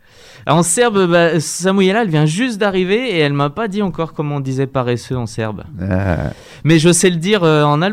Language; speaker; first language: French; native; French